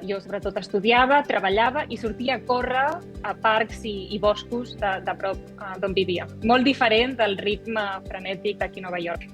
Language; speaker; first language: Catalan; native; Catalan